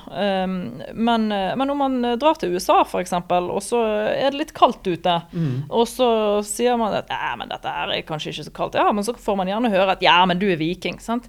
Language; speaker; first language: Norwegian; native; Norwegian